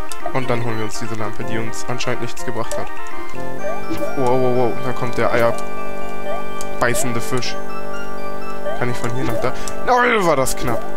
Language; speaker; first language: German; native; German